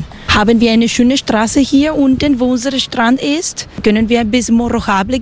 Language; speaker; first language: German; non-native, learner; Spanish